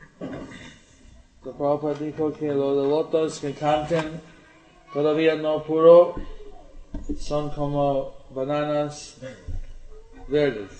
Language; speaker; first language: Spanish; non-native, learner; English